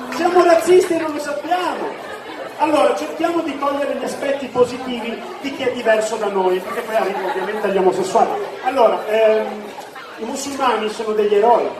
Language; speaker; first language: Italian; native; Italian